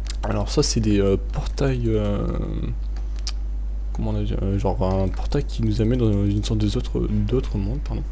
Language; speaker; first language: French; native; French